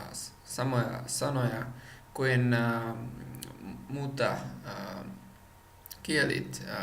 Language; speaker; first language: Finnish; non-native, learner; Czech